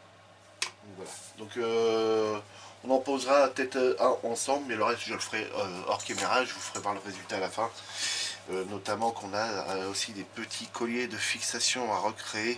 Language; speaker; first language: French; native; French